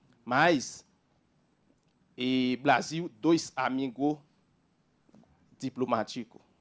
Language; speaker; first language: Portuguese; non-native, learner; Haitian Creole